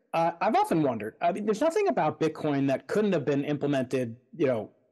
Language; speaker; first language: English; native; English